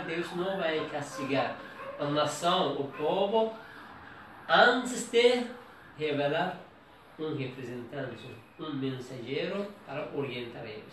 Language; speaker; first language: Portuguese; non-native, learner; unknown